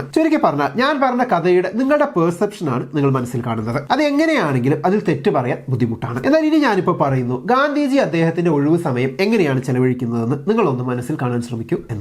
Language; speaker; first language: Malayalam; native; Malayalam